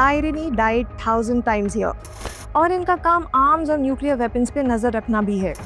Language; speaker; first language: Hindi; native; Hindi